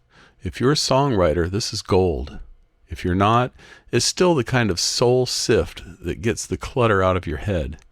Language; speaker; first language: English; native; English